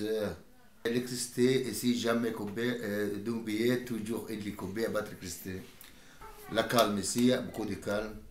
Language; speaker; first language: French; non-native, learner; Arabic